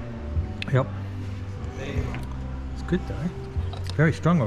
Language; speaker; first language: English; native; English